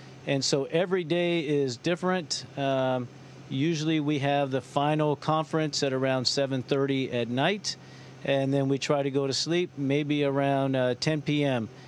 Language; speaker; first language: English; early bilingual, other home language; Spanish